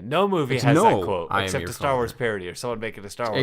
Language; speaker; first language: English; native; English